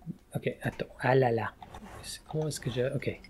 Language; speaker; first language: French; non-native, fluent; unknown